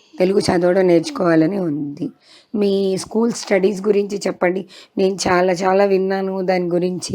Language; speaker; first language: Telugu; native; Telugu